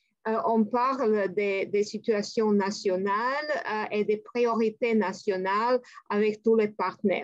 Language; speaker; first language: French; non-native, fluent; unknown